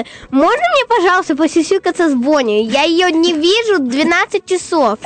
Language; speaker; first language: Russian; early bilingual, heritage; Russian